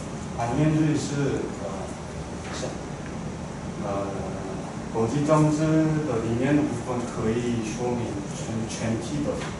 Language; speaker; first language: Chinese; non-native, fluent; Korean